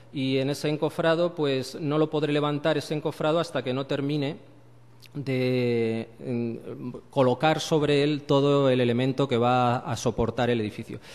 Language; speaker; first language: Spanish; native; Spanish